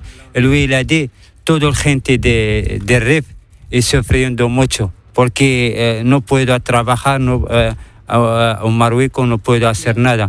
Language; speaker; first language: Spanish; non-native, learner; Arabic